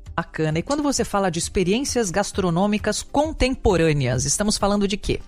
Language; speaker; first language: Portuguese; native; Portuguese